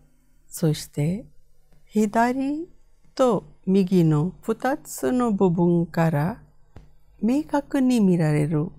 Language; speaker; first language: Japanese; non-native, fluent; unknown